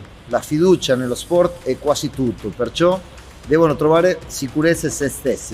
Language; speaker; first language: Italian; non-native, fluent; Spanish